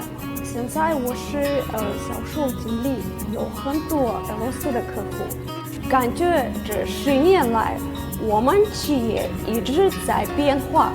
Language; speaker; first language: Chinese; non-native, fluent; Russian